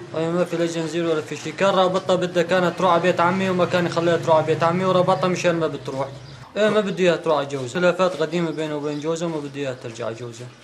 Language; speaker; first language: Arabic; native; Arabic